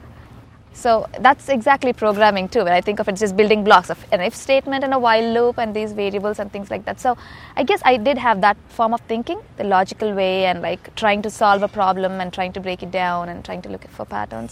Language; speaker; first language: English; non-native, local second language; Telugu